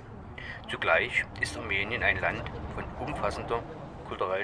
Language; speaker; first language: German; native; German